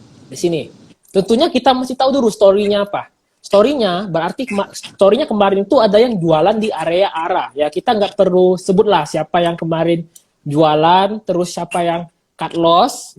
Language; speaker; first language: Indonesian; native; Indonesian